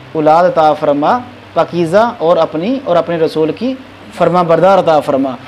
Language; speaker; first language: Urdu; non-native, local second language; Punjabi